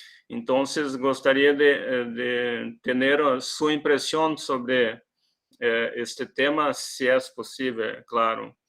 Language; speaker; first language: Portuguese; non-native, learner; Spanish